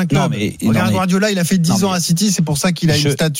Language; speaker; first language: French; native; French